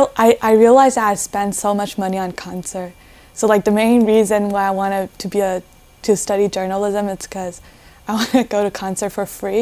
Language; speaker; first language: English; non-native, fluent; Chinese